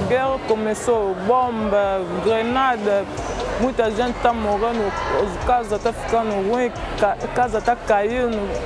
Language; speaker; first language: Portuguese; non-native, learner; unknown